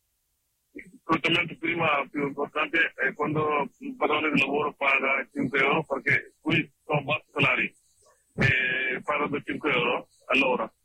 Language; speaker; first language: Italian; non-native, learner; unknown